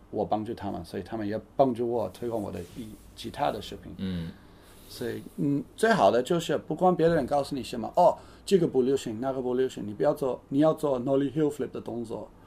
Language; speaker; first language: Chinese; non-native, fluent; English